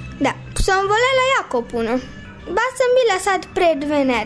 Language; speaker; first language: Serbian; early bilingual, heritage; Serbian